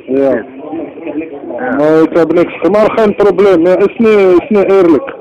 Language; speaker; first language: Dutch; non-native, learner; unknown